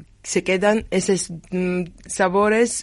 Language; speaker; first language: Spanish; non-native, learner; Georgian